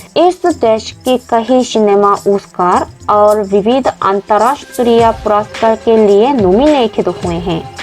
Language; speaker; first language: Hindi; non-native, fluent; Korean